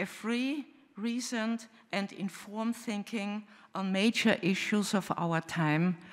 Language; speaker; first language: English; non-native, fluent; German